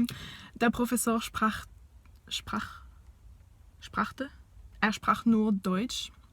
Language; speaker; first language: German; non-native, fluent; French